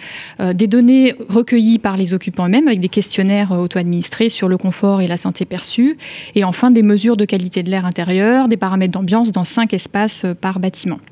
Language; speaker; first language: French; native; French